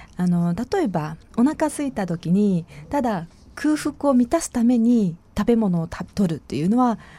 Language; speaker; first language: Japanese; non-native, fluent; Chinese